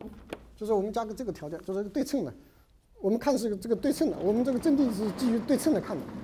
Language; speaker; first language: Chinese; native; Chinese